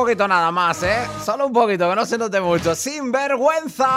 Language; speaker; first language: Spanish; native; Spanish